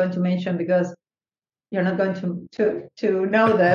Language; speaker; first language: English; non-native, fluent; Spanish